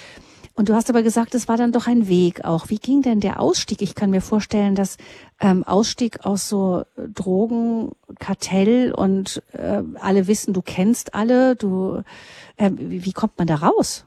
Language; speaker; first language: German; native; German